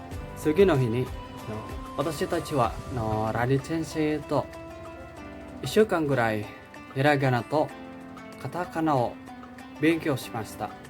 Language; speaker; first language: Japanese; non-native, learner; Indonesian